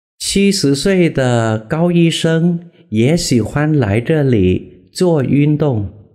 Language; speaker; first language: Chinese; non-native, fluent; Vietnamese